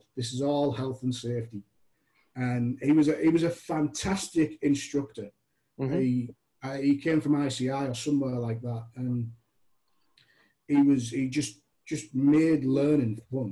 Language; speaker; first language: English; native; English